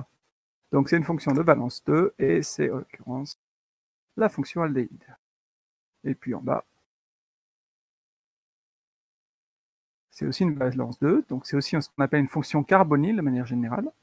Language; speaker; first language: French; native; French